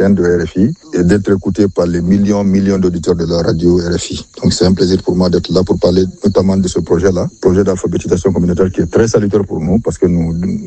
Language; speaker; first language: French; non-native, local second language; Fula